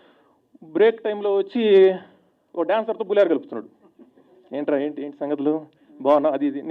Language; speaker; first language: Telugu; native; Telugu